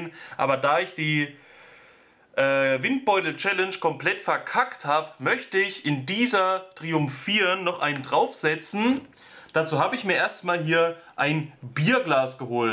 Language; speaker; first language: German; native; German